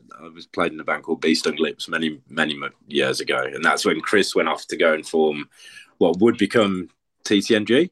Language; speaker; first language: English; native; English